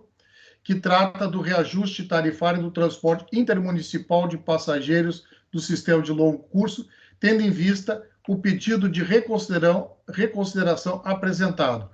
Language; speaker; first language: Portuguese; native; Portuguese